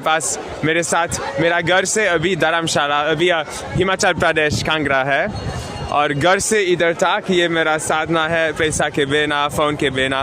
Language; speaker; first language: Hindi; non-native, learner; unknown